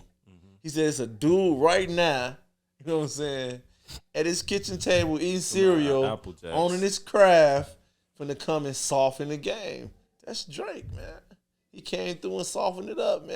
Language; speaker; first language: English; native; English